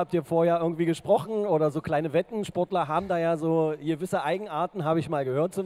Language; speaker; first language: German; native; German